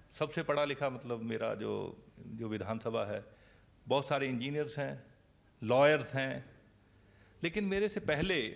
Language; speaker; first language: Hindi; non-native, local second language; Punjabi